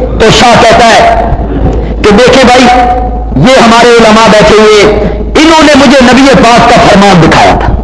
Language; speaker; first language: Urdu; native; Urdu